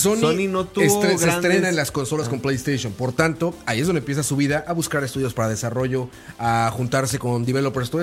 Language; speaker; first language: Spanish; native; Spanish